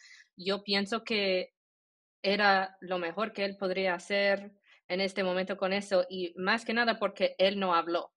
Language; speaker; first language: Spanish; early bilingual, heritage; Spanish